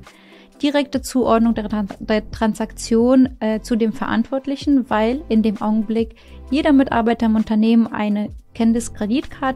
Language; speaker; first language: German; non-native, fluent; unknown